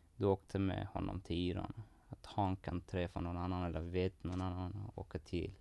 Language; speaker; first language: Swedish; non-native, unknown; Persian